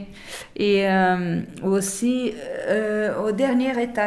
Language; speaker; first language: French; non-native, learner; Portuguese